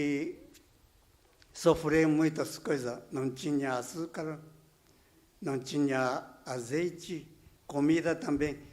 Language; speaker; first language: Portuguese; non-native, learner; Japanese